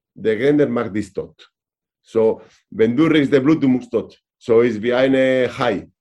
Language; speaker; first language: German; non-native, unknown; Spanish